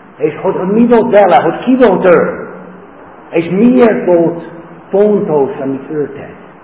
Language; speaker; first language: Hungarian; non-native, fluent; English